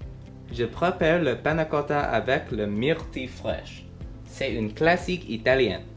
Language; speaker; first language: French; non-native, learner; English